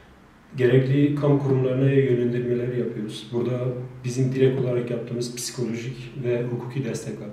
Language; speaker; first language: Turkish; native; Turkish